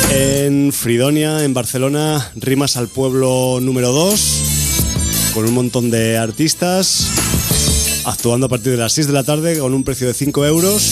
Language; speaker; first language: Spanish; native; Spanish